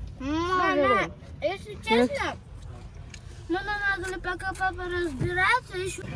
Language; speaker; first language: Russian; early bilingual, other home language; Armenian